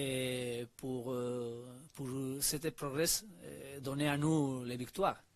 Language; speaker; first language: French; non-native, learner; Spanish